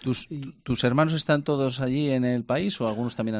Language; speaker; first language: Spanish; native; Spanish